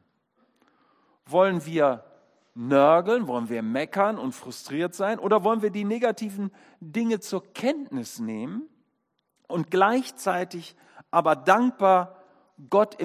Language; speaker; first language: German; native; German